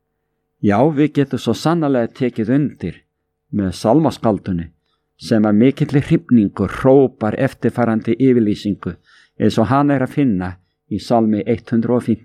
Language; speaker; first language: Icelandic; native; Icelandic